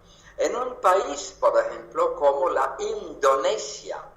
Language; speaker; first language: Spanish; non-native, fluent; French